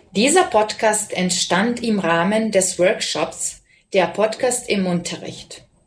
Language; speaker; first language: German; non-native, fluent; Serbian